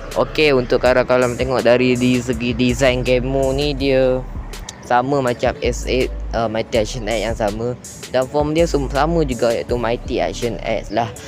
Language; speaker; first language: Malay; native; Malay